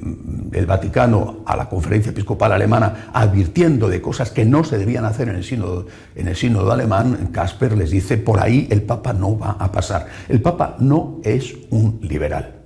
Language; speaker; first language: Spanish; native; Spanish